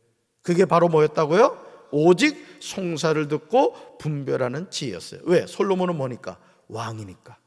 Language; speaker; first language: Korean; native; Korean